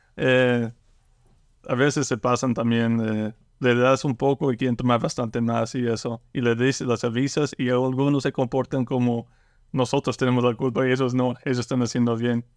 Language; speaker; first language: Spanish; early bilingual, heritage; Spanish